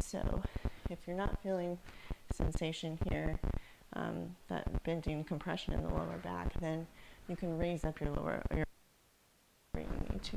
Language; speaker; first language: English; native; English